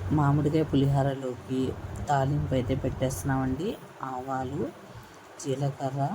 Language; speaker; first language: Telugu; non-native, local second language; Urdu